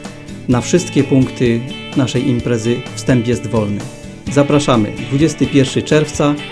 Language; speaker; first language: Polish; native; Polish